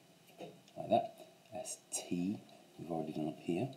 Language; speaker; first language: English; native; English